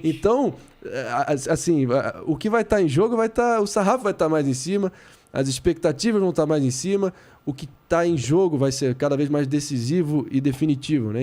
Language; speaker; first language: Portuguese; native; Portuguese